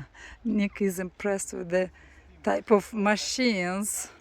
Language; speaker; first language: English; non-native, learner; Romanian